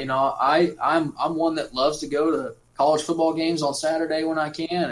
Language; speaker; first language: English; native; English